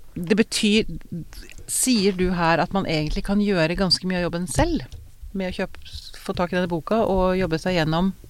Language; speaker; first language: Norwegian; native; Norwegian